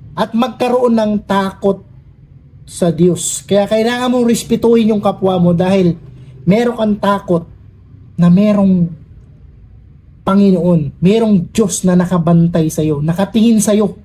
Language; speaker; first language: Filipino; non-native, local second language; Masbatenyo